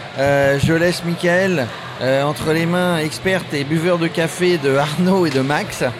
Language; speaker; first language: French; native; French